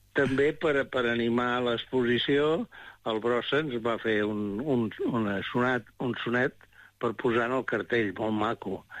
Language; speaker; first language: Catalan; native; Catalan